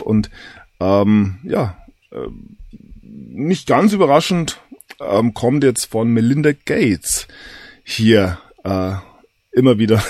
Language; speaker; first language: German; native; German